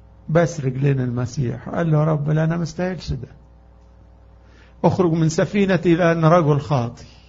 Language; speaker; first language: Arabic; native; Arabic